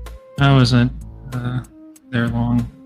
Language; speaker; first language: English; native; English